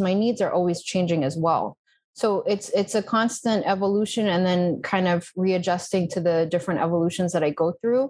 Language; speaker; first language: English; native; English